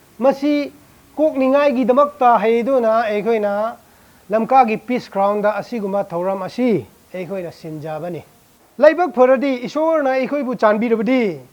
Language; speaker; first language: Manipuri; non-native, local second language; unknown